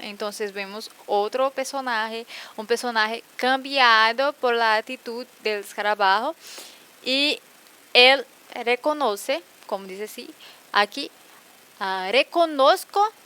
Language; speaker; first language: Spanish; non-native, fluent; Portuguese